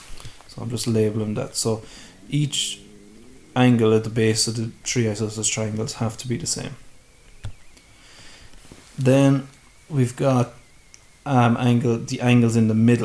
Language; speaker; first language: English; native; English